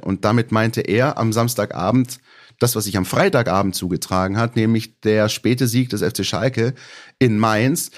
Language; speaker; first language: German; native; German